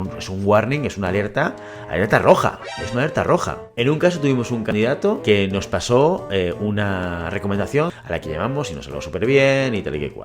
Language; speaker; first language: Spanish; native; Spanish